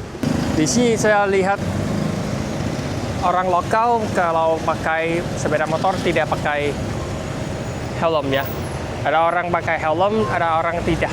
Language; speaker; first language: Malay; non-native, fluent; Vietnamese